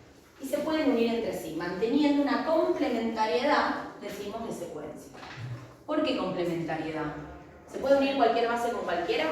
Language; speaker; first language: Spanish; native; Spanish